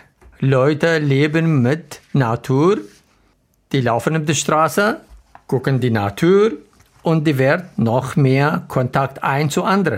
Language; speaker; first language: German; non-native, learner; Arabic